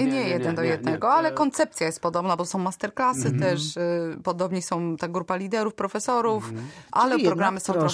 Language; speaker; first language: Polish; native; Polish